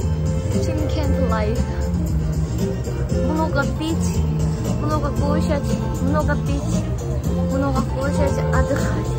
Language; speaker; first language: Russian; non-native, learner; Korean